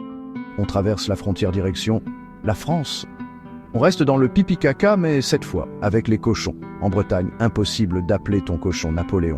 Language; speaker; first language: French; native; French